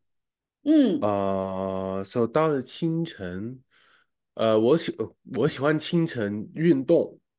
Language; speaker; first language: Chinese; non-native, fluent; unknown